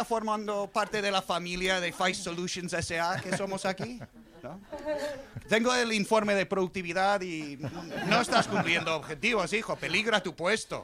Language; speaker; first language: Spanish; non-native, fluent; English